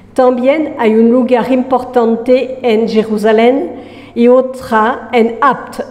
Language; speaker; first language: Spanish; non-native, fluent; French